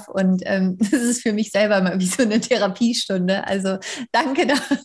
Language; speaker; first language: German; native; German